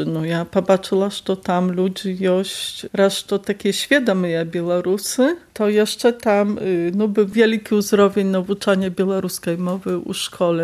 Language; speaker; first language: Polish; non-native, local second language; Belarusian